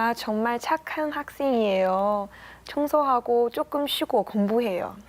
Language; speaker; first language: Korean; non-native, learner; Chinese